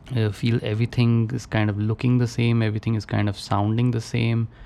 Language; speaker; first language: English; non-native, local second language; Hindi